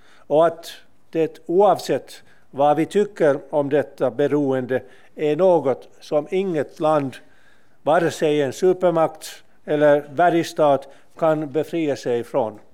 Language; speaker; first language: Swedish; non-native, local second language; Finnish